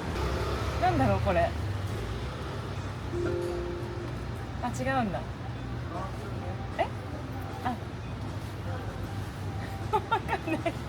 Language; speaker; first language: Japanese; native; Japanese